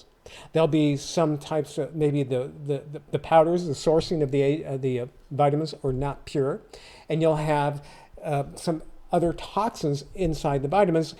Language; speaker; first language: English; native; English